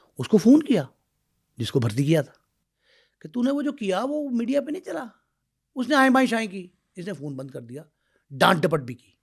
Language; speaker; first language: Urdu; native; Urdu